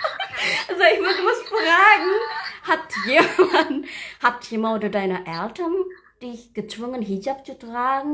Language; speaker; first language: German; non-native, learner; Indonesian